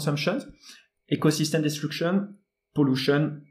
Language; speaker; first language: English; non-native, fluent; French